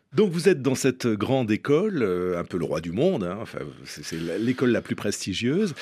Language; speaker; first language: French; native; French